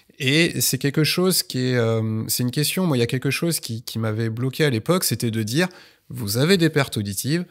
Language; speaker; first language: French; native; French